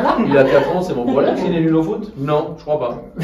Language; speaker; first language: French; native; French